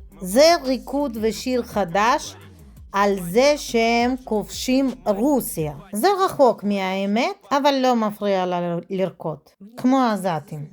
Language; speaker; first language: Hebrew; non-native, fluent; Russian